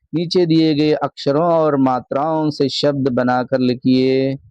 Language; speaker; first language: Hindi; non-native, local second language; Telugu